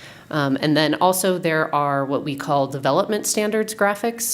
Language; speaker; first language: English; native; English